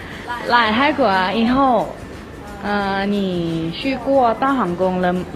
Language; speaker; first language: Chinese; non-native, learner; Thai